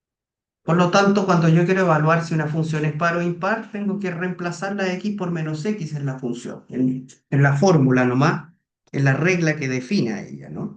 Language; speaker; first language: Spanish; native; Spanish